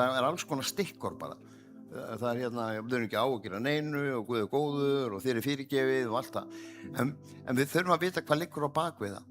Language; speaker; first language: Icelandic; native; Icelandic